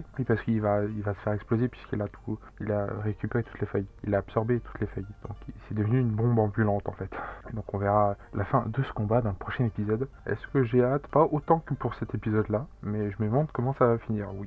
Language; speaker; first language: French; native; French